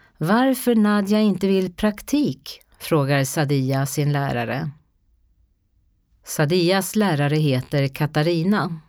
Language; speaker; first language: Swedish; native; Swedish